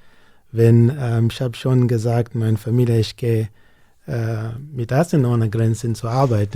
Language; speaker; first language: German; non-native, learner; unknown